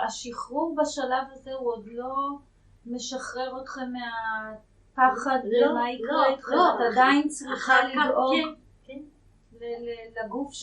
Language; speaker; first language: Hebrew; native; Hebrew